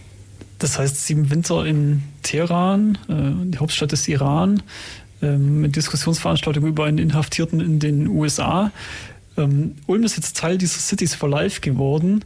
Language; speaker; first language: German; native; German